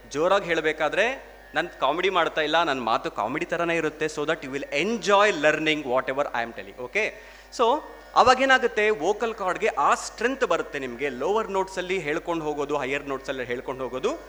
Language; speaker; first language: Kannada; non-native, local second language; Telugu